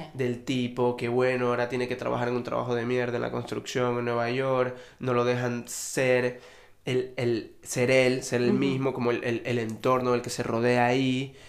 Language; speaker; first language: Spanish; native; Spanish